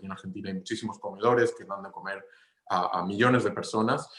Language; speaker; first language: Spanish; non-native, fluent; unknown